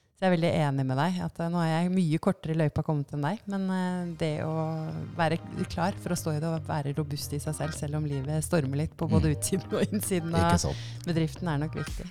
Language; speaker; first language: Norwegian; native; Norwegian